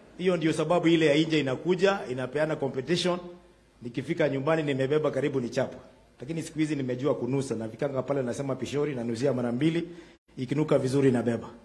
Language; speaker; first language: Swahili; non-native, local second language; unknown